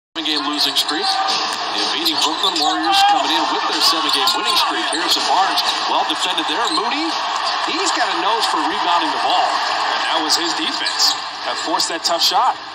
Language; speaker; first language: English; native; English